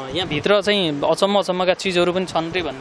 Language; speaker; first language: Nepali; native; Nepali